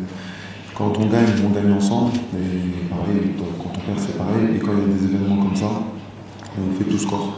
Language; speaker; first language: French; native; French